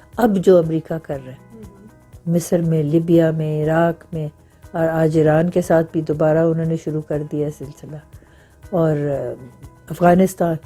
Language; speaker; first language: Urdu; non-native, local second language; Punjabi